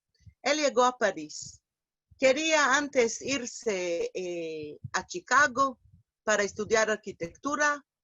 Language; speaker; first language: Spanish; non-native, fluent; Hebrew